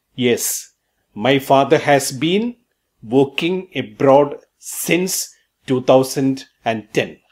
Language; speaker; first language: English; non-native, local second language; Malayalam